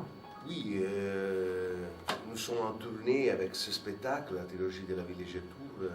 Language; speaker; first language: French; non-native, fluent; Italian